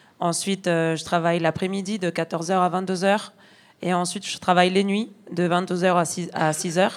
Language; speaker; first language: French; non-native, fluent; Spanish